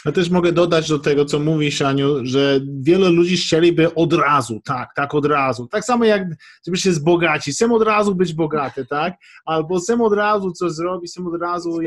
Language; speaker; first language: Polish; early bilingual, heritage; English